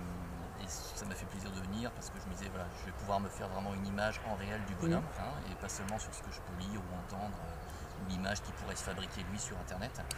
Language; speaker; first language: French; native; French